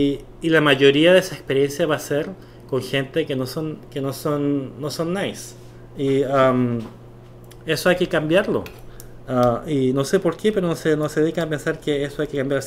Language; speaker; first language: Spanish; non-native, fluent; Korean